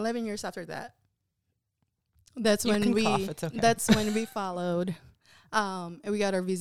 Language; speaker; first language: English; non-native, local second language; Filipino